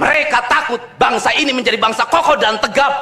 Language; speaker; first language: Indonesian; native; Indonesian